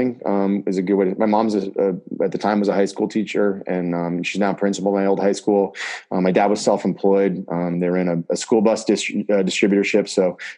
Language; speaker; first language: English; native; English